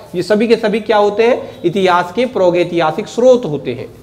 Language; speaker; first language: Hindi; native; Hindi